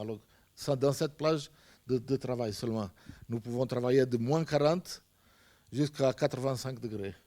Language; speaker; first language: French; non-native, fluent; Portuguese